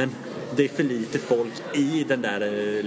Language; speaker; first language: Swedish; native; Swedish